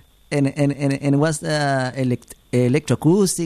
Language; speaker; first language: English; non-native, learner; Spanish